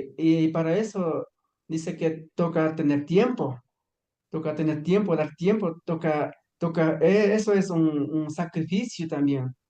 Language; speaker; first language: Spanish; non-native, local second language; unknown